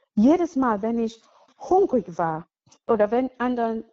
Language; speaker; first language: German; non-native, fluent; English